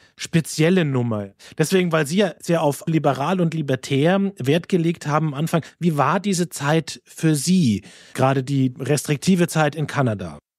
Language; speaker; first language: German; native; German